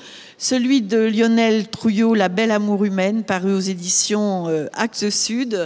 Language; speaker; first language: French; native; French